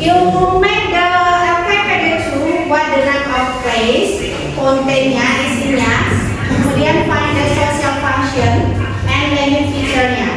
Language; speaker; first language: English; non-native, learner; Indonesian